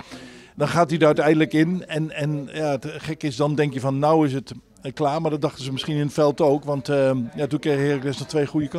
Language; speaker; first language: Dutch; native; Dutch